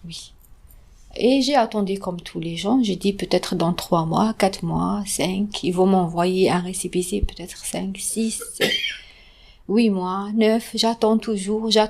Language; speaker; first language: French; non-native, fluent; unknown